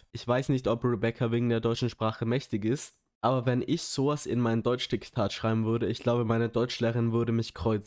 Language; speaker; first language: German; native; German